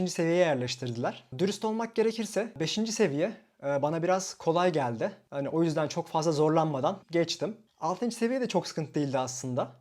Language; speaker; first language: Turkish; native; Turkish